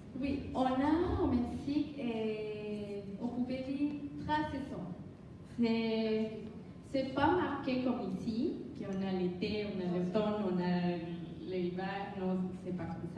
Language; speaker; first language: French; non-native, learner; Spanish